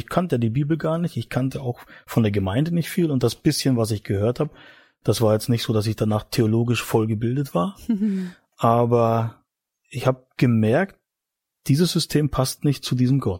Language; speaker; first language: German; native; German